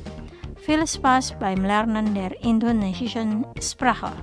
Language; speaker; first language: German; non-native, fluent; Indonesian